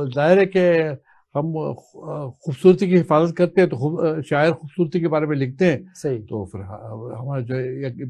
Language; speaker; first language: Urdu; native; Urdu